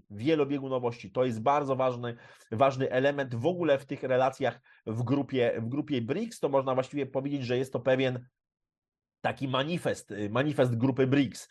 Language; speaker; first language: Polish; native; Polish